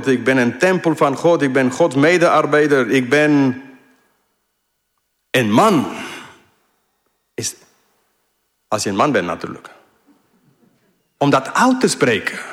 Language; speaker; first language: Dutch; non-native, fluent; English